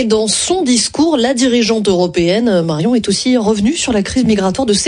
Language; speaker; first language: French; native; French